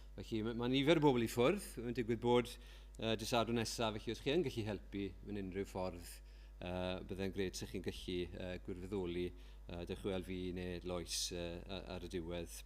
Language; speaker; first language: Welsh; native; Welsh